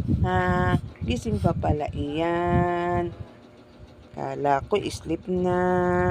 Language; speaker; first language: Filipino; non-native, local second language; Cebuano